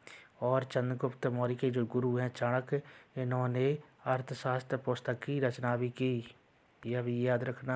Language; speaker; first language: Hindi; native; Hindi